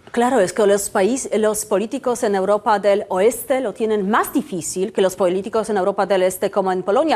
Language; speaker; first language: Spanish; non-native, fluent; Polish